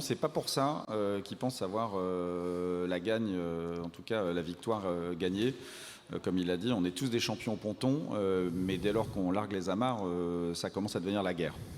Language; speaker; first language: French; native; French